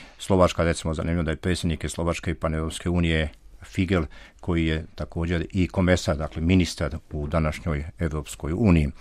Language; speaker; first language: Serbian; native; Serbian